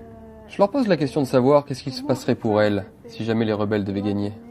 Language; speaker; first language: French; native; French